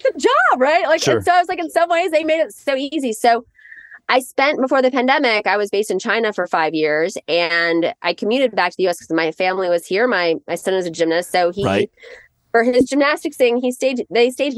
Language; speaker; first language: English; native; English